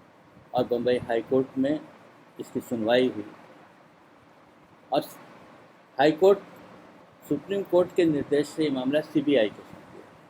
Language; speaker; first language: Hindi; native; Hindi